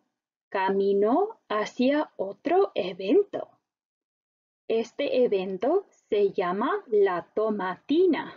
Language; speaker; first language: Spanish; non-native, fluent; English